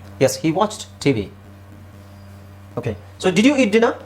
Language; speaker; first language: English; non-native, local second language; Kannada